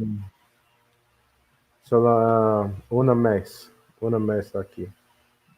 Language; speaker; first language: Spanish; non-native, learner; English